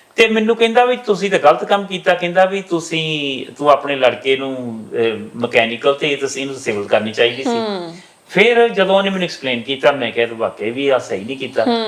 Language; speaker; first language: Punjabi; native; Punjabi